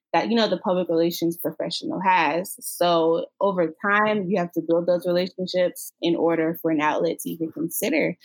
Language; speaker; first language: English; native; English